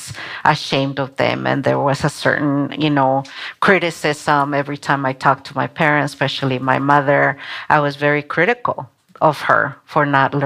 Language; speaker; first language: English; non-native, local second language; Spanish